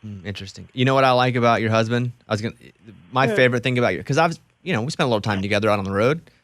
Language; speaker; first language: English; native; English